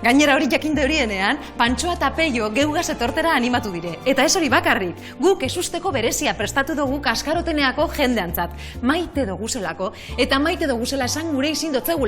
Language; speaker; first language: Basque; native; Basque